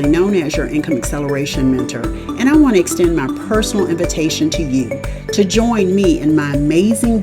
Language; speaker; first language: English; native; English